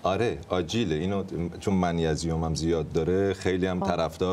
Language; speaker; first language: Persian; native; Persian